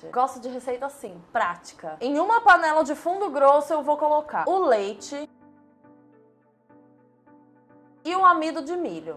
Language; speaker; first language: Portuguese; native; Portuguese